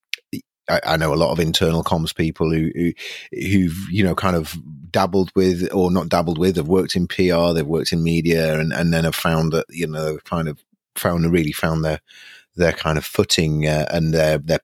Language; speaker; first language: English; native; English